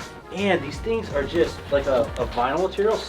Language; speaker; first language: English; native; English